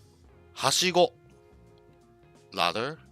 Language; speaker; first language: Japanese; non-native, learner; English